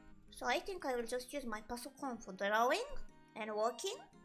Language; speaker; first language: English; non-native, learner; Japanese